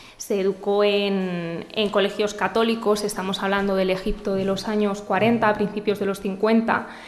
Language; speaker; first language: Spanish; native; Spanish